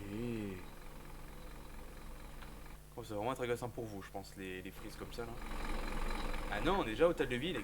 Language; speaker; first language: French; native; French